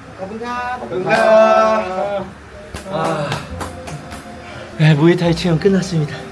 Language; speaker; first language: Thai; non-native, learner; Korean